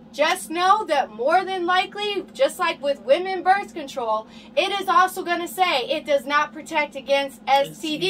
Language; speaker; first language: English; native; English